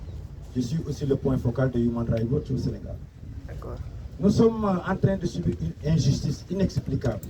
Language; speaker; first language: French; non-native, local second language; Wolof